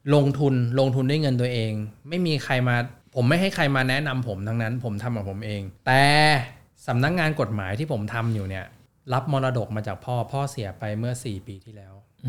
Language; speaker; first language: Thai; native; Thai